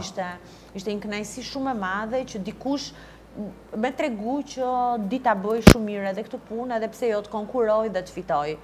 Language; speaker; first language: Albanian; native; Albanian